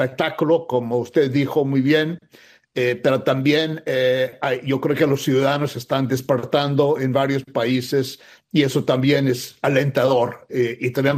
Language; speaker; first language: Spanish; non-native, fluent; English